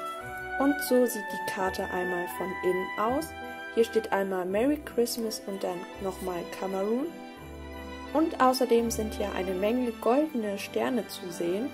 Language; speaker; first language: German; native; German